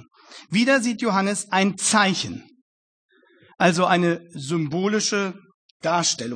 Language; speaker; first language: German; native; German